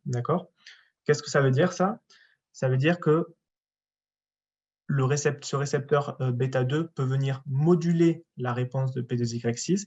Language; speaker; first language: French; native; French